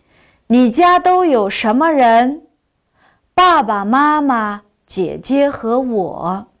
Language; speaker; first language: Chinese; non-native, local second language; Uyghur